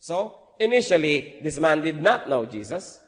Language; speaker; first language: English; non-native, local second language; Filipino